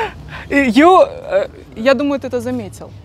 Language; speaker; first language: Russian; early bilingual, other home language; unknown